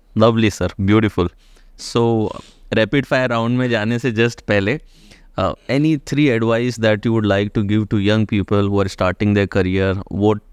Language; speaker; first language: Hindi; native; Hindi